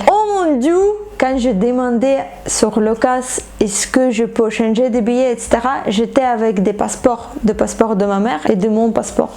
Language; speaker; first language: French; non-native, fluent; Ukrainian